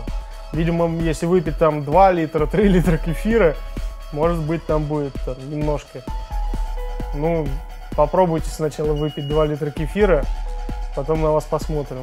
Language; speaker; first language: Russian; native; Russian